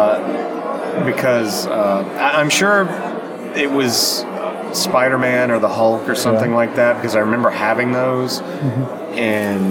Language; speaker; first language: English; native; English